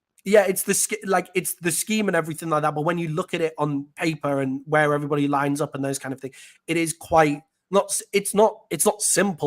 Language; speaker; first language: English; native; English